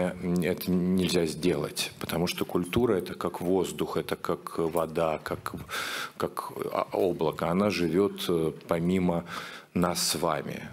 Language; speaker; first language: Russian; native; Russian